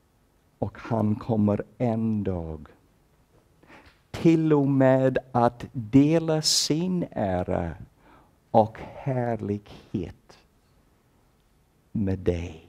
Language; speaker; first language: Swedish; non-native, fluent; English